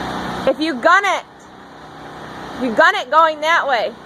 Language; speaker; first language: English; native; English